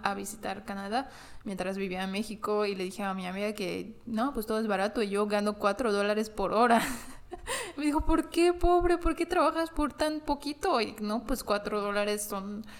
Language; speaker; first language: Spanish; non-native, fluent; English